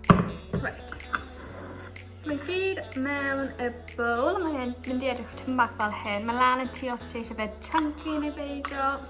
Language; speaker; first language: Welsh; non-native, local second language; English